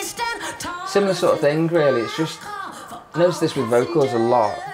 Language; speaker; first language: English; native; English